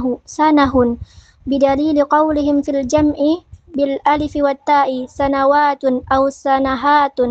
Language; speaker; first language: Arabic; non-native, learner; Indonesian